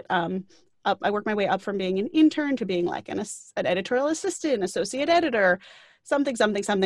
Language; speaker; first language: English; native; English